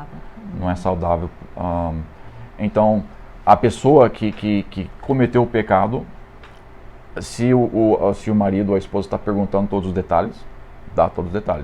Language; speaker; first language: Portuguese; non-native, fluent; English